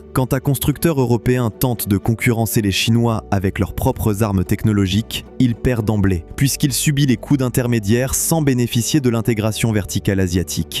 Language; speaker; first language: French; native; French